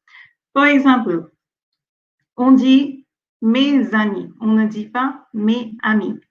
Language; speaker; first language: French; non-native, fluent; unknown